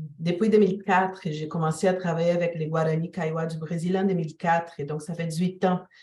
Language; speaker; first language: French; non-native, fluent; Portuguese